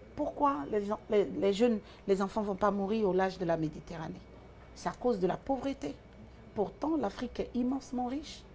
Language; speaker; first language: French; early bilingual, other home language; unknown